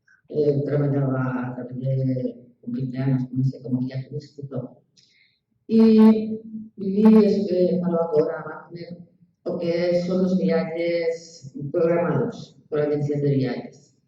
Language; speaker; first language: Portuguese; non-native, learner; Spanish